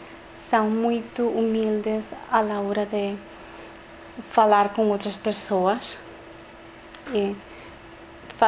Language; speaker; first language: Portuguese; non-native, learner; Spanish